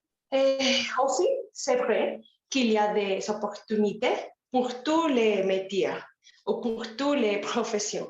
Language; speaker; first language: French; non-native, learner; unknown